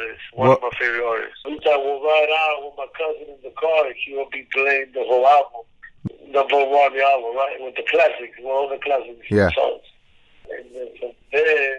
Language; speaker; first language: English; early bilingual, other home language; Spanish